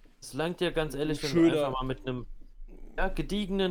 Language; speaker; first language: German; native; German